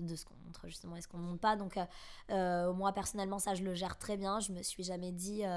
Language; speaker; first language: French; native; French